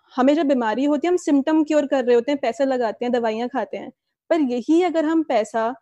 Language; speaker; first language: Hindi; native; Hindi